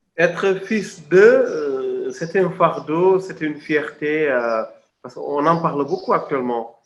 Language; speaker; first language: French; non-native, local second language; Wolof